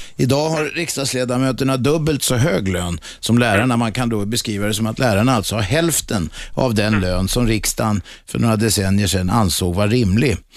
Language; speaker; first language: Swedish; native; Swedish